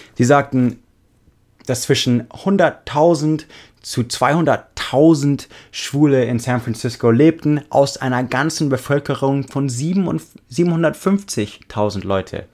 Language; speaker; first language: German; non-native, fluent; English